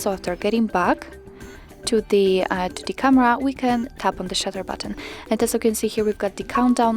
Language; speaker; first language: English; non-native, fluent; Polish